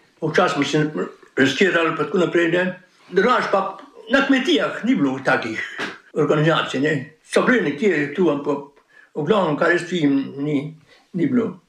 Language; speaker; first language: Slovenian; native; Slovenian